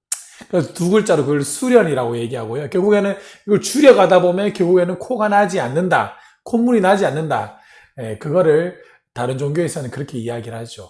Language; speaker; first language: Korean; native; Korean